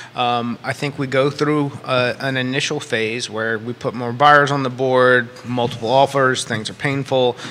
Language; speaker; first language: English; native; English